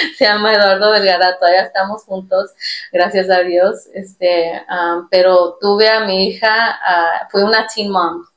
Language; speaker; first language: Spanish; early bilingual, heritage; Spanish